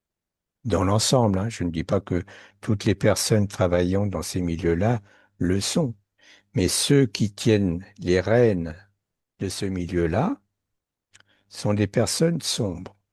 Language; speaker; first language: French; native; French